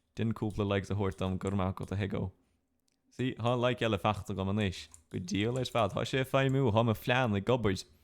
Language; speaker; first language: Irish; non-native, local second language; English